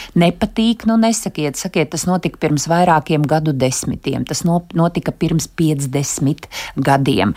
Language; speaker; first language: Latvian; native; Latvian